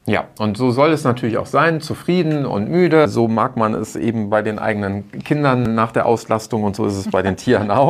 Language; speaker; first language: German; native; German